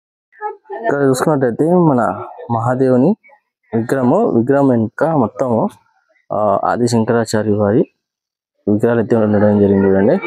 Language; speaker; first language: Telugu; native; Telugu